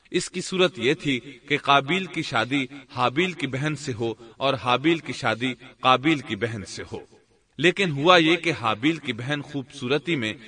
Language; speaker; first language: Urdu; native; Urdu